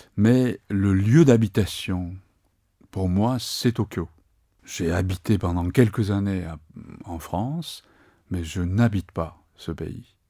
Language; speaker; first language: French; non-native, fluent; Japanese